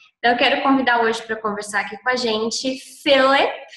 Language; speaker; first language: Portuguese; native; Portuguese